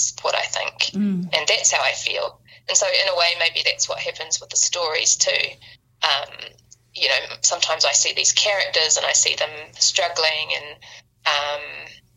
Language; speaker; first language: English; native; English